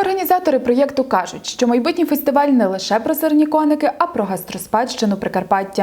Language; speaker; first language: Ukrainian; native; Ukrainian